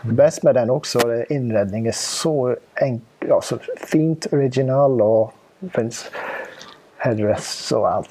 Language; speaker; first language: Swedish; non-native, fluent; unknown